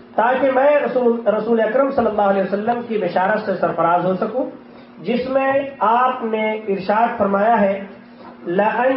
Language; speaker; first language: Urdu; native; Urdu